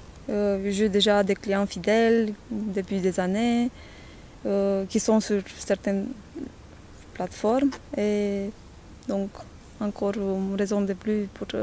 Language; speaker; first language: French; non-native, learner; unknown